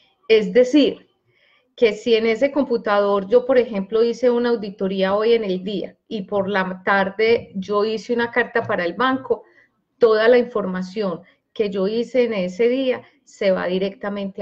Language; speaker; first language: Spanish; native; Spanish